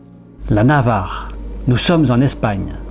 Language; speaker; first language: French; native; French